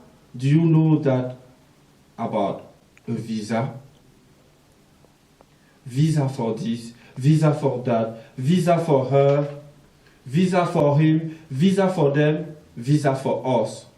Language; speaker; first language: English; non-native, local second language; French